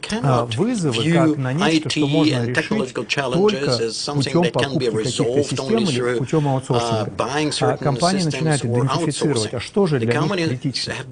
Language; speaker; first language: Russian; native; Russian